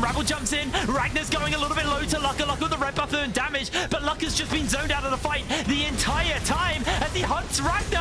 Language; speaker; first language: English; native; English